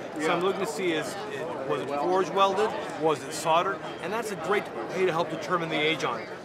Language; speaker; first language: English; native; English